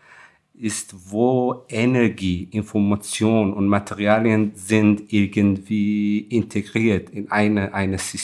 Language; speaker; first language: German; non-native, fluent; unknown